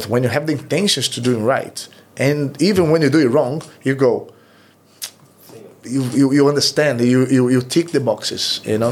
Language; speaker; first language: English; non-native, fluent; Portuguese